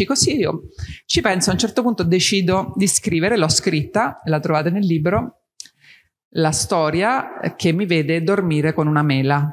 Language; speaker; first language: Italian; native; Italian